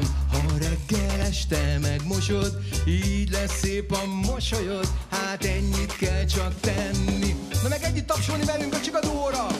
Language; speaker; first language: Hungarian; native; Hungarian